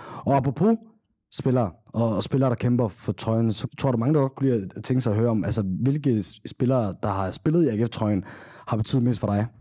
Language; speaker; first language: Danish; early bilingual, other home language; Somali